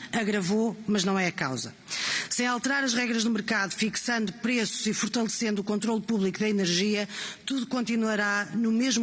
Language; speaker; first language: Portuguese; native; Portuguese